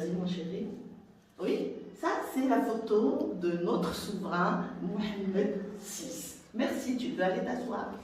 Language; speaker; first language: French; non-native, local second language; Arabic